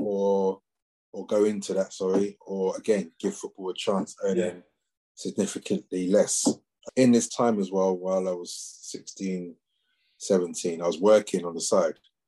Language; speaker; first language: English; native; English